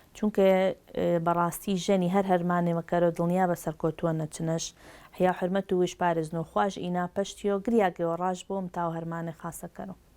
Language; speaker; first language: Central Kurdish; non-native, local second language; Gurani